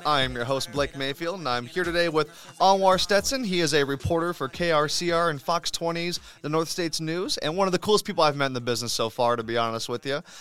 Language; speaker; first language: English; native; English